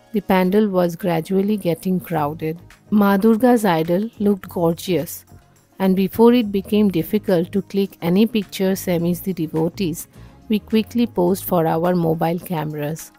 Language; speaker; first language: English; non-native, local second language; Bangla